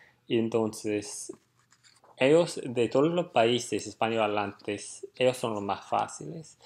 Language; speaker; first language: Spanish; non-native, fluent; English